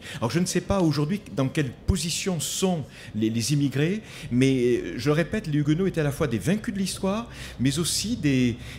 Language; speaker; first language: French; native; French